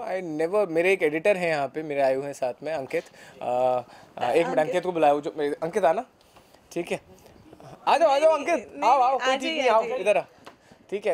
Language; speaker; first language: Hindi; native; Hindi